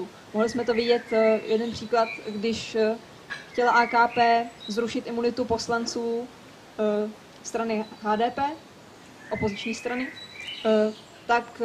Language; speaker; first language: Czech; native; Czech